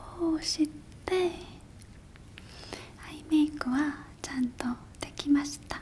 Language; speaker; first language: Japanese; non-native, learner; Korean